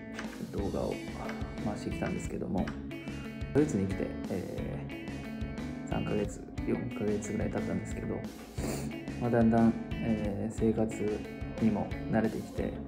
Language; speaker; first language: Japanese; native; Japanese